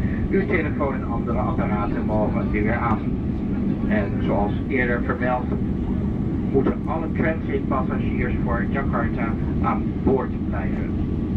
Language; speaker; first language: Dutch; native; Dutch